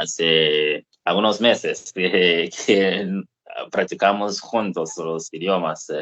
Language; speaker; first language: Spanish; non-native, fluent; English